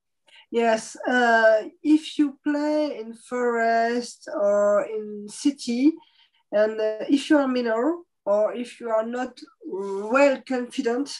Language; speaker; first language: English; non-native, fluent; French